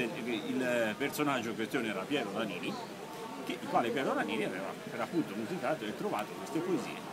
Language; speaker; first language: Italian; native; Italian